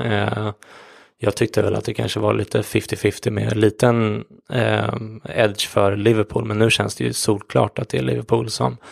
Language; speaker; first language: Swedish; native; Swedish